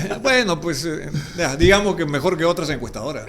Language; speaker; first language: Spanish; native; Spanish